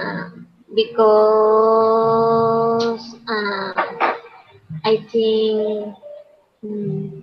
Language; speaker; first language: English; non-native, learner; Spanish